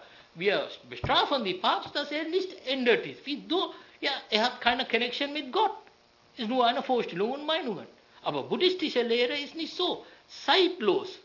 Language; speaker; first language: German; non-native, learner; Sinhala